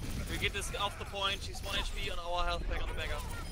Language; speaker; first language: English; non-native, fluent; German